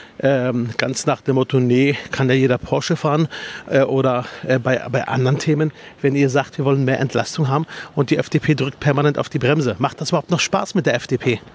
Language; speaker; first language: German; early bilingual, other home language; Arabic